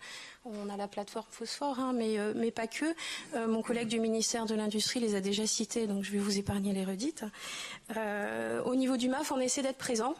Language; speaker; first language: French; native; French